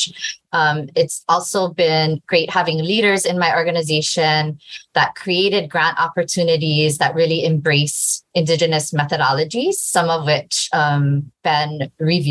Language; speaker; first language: English; native; English